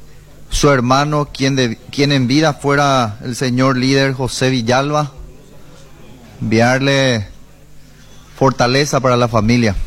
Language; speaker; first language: Spanish; native; Spanish